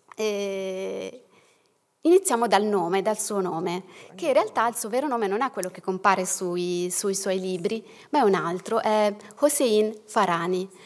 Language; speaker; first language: Italian; native; Italian